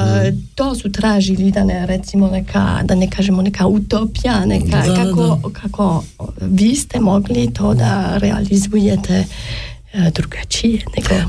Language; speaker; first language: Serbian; non-native, fluent; German